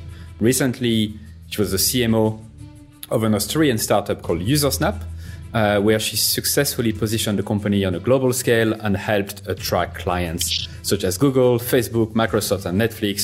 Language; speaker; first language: English; non-native, fluent; French